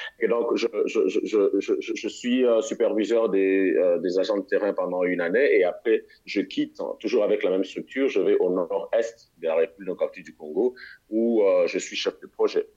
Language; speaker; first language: French; non-native, local second language; Lingala